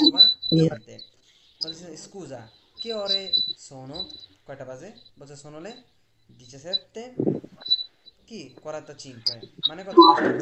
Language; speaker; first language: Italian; non-native, fluent; Bangla